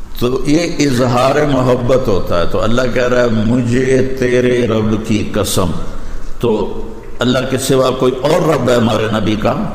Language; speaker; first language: Urdu; non-native, local second language; Punjabi